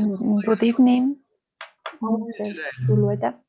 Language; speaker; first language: English; non-native, learner; Spanish